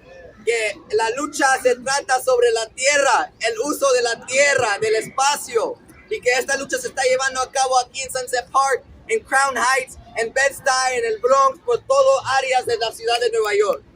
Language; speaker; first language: Spanish; early bilingual, heritage; Spanish